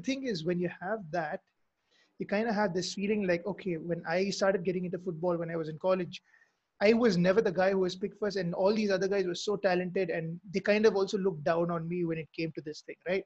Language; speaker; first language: English; non-native, local second language; Mizo